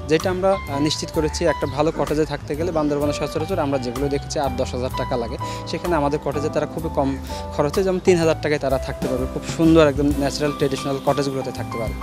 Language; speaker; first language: Bangla; non-native, local second language; Chakma